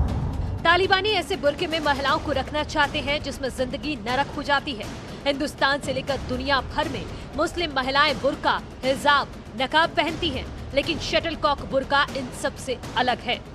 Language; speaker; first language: Hindi; native; Hindi